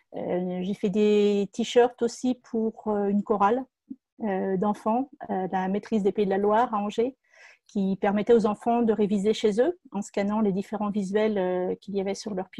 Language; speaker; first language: French; native; French